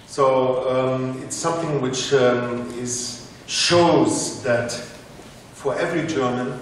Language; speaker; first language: English; non-native, fluent; German